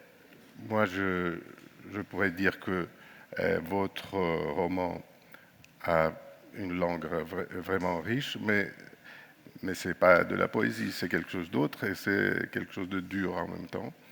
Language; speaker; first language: French; non-native, fluent; Greek